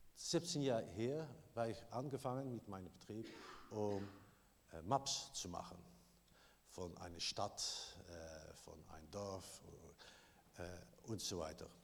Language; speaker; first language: German; non-native, learner; Dutch